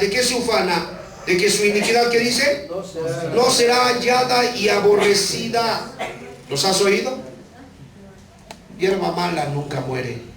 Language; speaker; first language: Spanish; native; Spanish